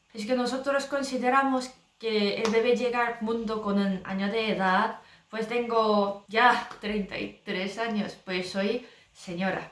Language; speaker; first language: Spanish; non-native, learner; Korean